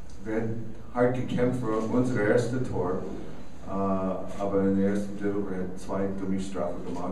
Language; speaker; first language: German; non-native, learner; English